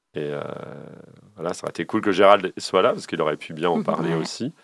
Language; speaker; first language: French; native; French